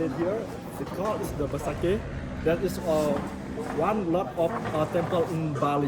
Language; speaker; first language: English; non-native, learner; Indonesian